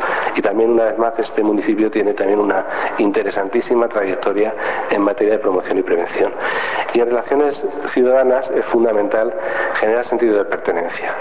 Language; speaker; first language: Spanish; native; Spanish